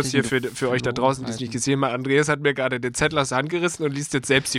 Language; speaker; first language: German; native; German